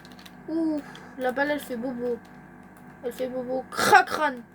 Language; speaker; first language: French; native; French